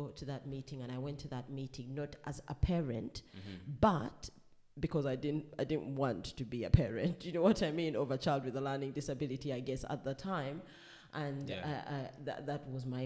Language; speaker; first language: English; non-native, local second language; Ganda